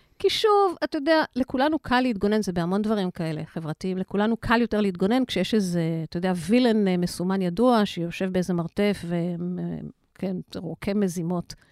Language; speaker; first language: Hebrew; native; Hebrew